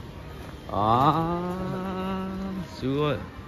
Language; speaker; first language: Japanese; non-native, learner; Lao